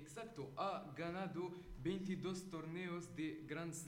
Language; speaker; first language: Spanish; non-native, learner; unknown